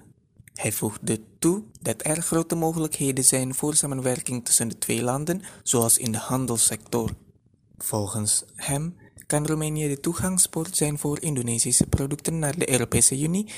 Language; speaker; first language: Dutch; non-native, fluent; Indonesian